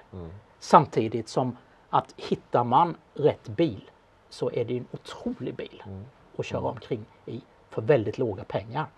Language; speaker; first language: Swedish; native; Swedish